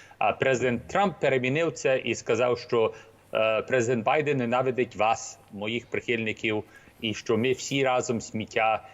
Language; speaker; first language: Ukrainian; early bilingual, heritage; Ukrainian